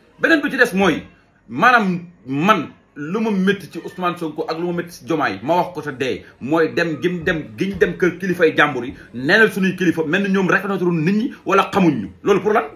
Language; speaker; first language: Wolof; native; Wolof